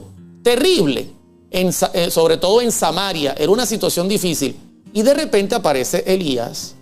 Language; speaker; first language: Spanish; native; Spanish